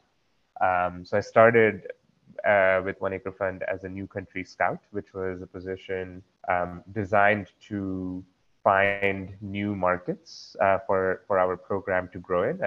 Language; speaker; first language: English; non-native, local second language; Marathi